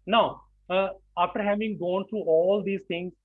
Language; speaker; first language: English; non-native, local second language; Punjabi